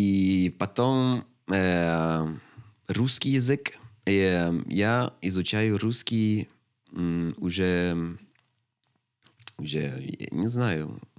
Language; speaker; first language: Russian; non-native, learner; Swedish